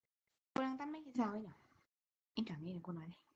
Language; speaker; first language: Vietnamese; native; Vietnamese